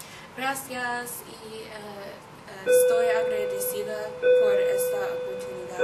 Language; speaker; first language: Spanish; non-native, learner; English